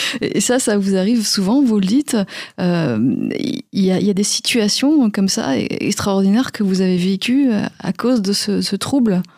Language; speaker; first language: French; native; French